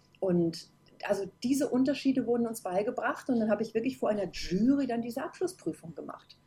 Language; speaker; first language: German; native; German